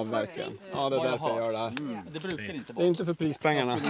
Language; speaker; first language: Swedish; native; Swedish